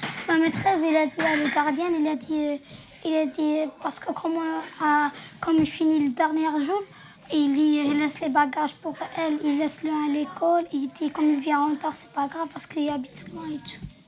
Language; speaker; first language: French; non-native, learner; Arabic